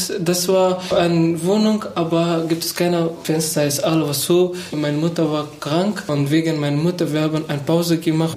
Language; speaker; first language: German; non-native, learner; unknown